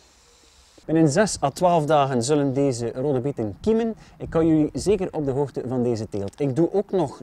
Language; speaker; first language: Dutch; native; Dutch